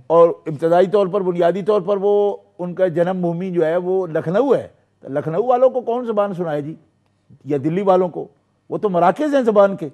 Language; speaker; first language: Urdu; non-native, local second language; Punjabi